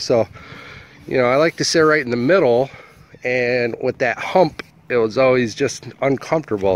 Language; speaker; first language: English; native; English